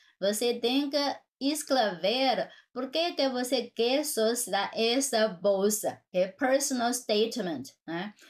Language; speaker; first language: Portuguese; non-native, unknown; Chinese